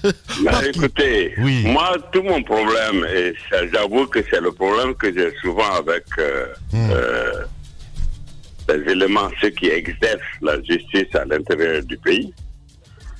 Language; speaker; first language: French; non-native, local second language; Mandingo